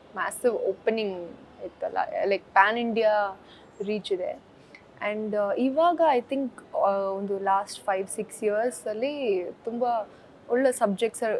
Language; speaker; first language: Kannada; early bilingual, heritage; Kannada